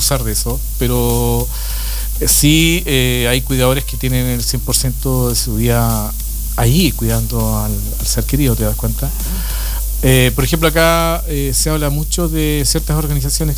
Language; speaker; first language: Spanish; native; Spanish